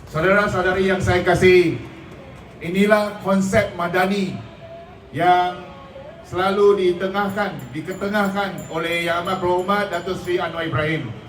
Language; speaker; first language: Malay; non-native, local second language; Chinese